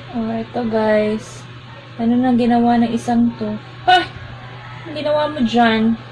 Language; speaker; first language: Filipino; non-native, local second language; Cebuano